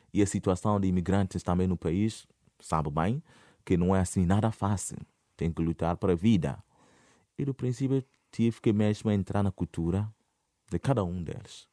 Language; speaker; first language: Portuguese; non-native, fluent; Akan